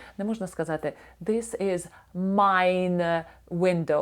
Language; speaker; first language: English; non-native, fluent; Ukrainian